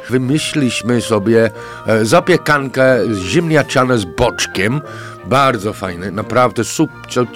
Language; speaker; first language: Polish; non-native, fluent; English